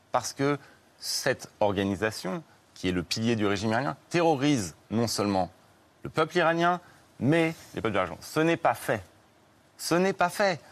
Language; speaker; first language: French; native; French